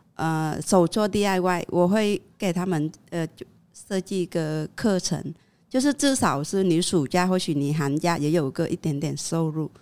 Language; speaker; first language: Chinese; non-native, fluent; Vietnamese